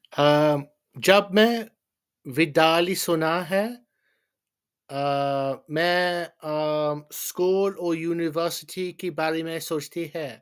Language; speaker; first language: Hindi; non-native, learner; English